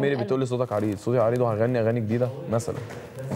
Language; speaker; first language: Arabic; native; Arabic